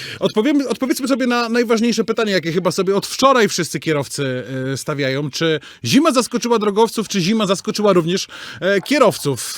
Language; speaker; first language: Polish; native; Polish